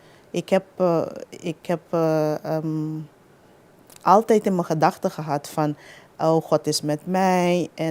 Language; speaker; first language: Dutch; non-native, local second language; Papiamento